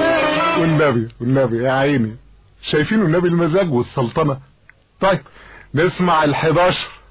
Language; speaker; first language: Arabic; native; Arabic